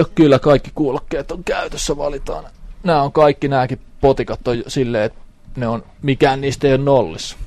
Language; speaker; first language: Finnish; native; Finnish